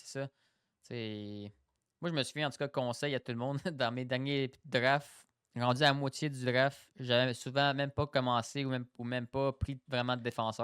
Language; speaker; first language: French; native; French